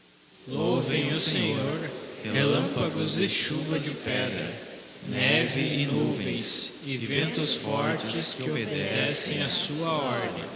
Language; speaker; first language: Portuguese; native; Portuguese